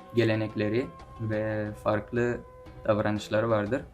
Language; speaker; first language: Turkish; non-native, fluent; Persian